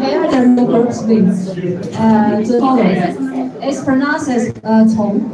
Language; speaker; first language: English; non-native, fluent; Chinese